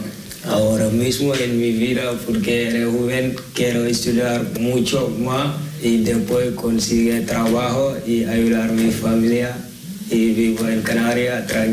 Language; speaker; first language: Spanish; non-native, learner; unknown